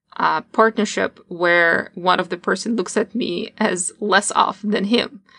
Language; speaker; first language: English; non-native, fluent; Russian